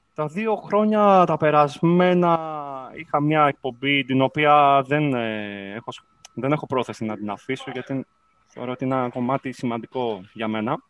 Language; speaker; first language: Greek; native; Greek